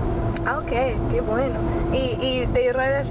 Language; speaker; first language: Spanish; non-native, learner; English